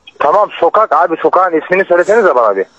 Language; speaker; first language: Turkish; native; Turkish